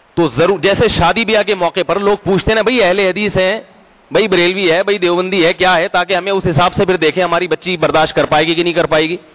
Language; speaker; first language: Urdu; native; Urdu